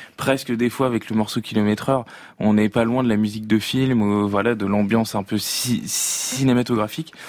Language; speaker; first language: French; native; French